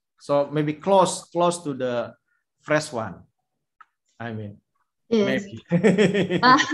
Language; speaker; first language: English; non-native, fluent; Indonesian